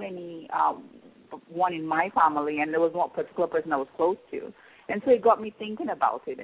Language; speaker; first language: English; non-native, local second language; Yoruba